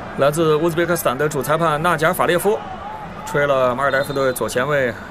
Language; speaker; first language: Chinese; native; Chinese